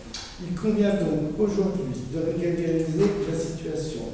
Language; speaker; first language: French; native; French